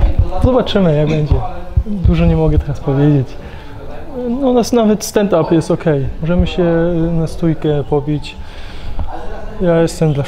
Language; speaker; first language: Polish; early bilingual, heritage; Polish